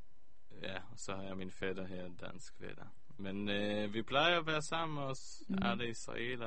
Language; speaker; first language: Danish; early bilingual, heritage; Hebrew